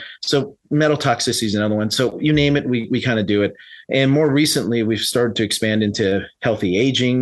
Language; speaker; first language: English; native; English